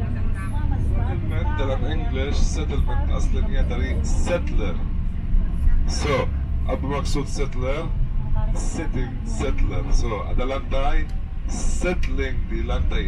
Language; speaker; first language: Indonesian; non-native, fluent; Arabic